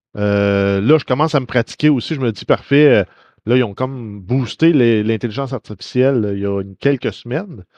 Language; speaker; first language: French; native; French